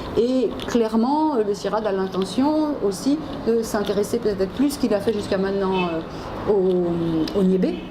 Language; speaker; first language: French; native; French